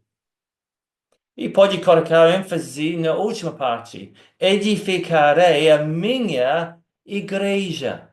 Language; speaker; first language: Portuguese; non-native, fluent; English